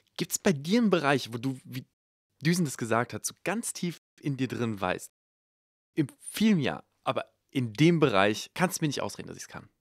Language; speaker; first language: German; native; German